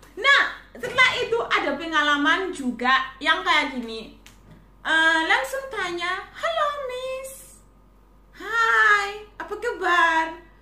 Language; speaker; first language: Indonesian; non-native, fluent; Shona